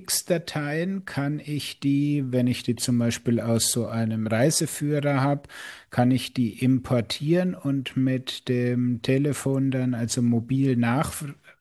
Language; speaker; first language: German; native; German